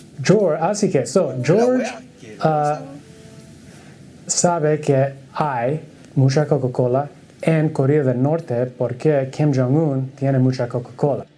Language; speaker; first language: Spanish; non-native, learner; English